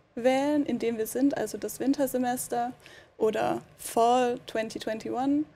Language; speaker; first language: German; native; German